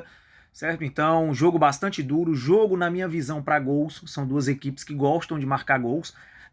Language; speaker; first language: Portuguese; native; Portuguese